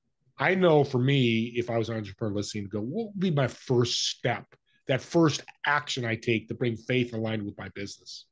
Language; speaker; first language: English; native; English